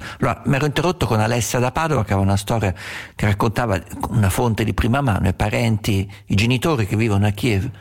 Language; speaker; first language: Italian; native; Italian